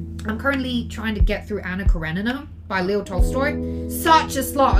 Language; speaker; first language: English; non-native, local second language; Cantonese